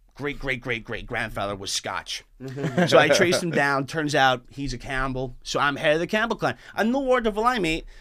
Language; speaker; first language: English; native; English